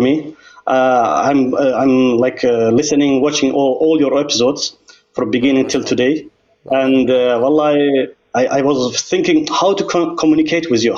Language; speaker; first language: English; non-native, learner; Azerbaijani